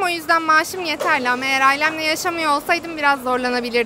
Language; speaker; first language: Turkish; native; Turkish